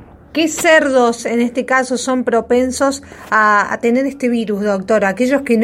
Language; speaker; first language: Spanish; native; Spanish